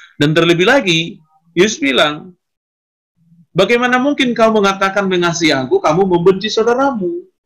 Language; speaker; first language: Indonesian; native; Indonesian